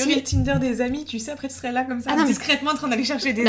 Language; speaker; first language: French; native; French